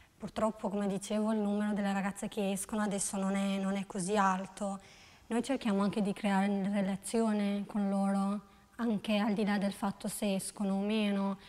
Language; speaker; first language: Italian; non-native, fluent; Albanian